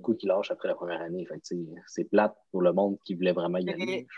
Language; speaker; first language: French; native; French